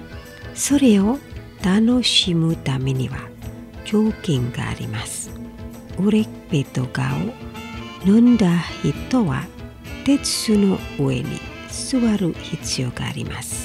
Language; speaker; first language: Japanese; non-native, fluent; Indonesian